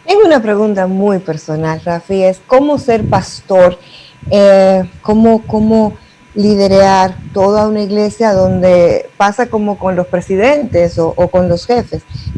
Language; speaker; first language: Spanish; native; Spanish